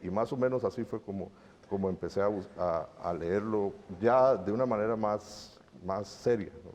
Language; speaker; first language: Spanish; native; Spanish